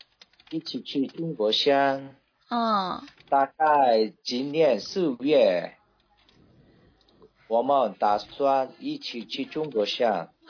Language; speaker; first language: Chinese; non-native, learner; Korean